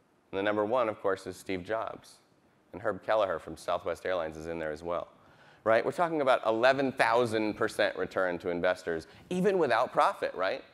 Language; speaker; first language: English; native; English